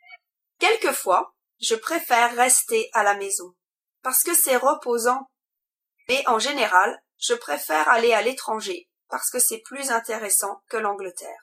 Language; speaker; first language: French; non-native, learner; English